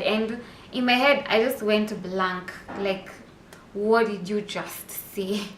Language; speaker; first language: English; non-native, local second language; Swahili